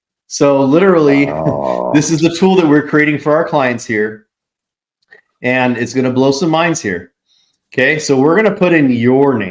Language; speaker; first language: English; native; English